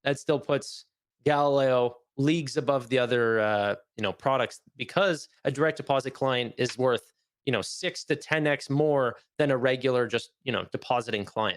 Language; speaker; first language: English; native; English